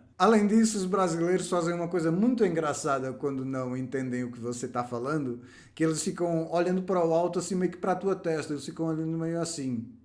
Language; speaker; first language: Portuguese; native; Portuguese